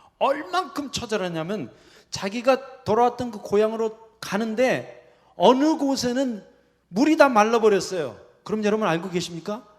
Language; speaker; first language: Korean; early bilingual, heritage; Korean